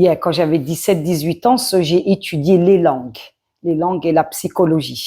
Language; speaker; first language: French; early bilingual, other home language; Arabic